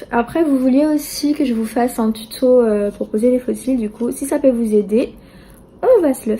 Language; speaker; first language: French; native; French